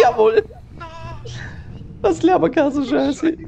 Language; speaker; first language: German; native; German